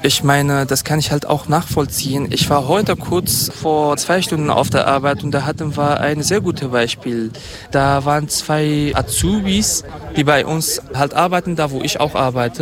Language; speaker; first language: German; non-native, fluent; Kurdish